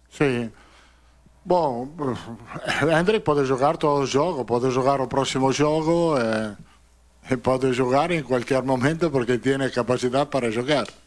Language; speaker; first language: Portuguese; non-native, learner; Italian